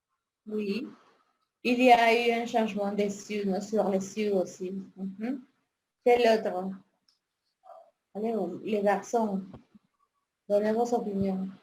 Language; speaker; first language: French; non-native, fluent; Spanish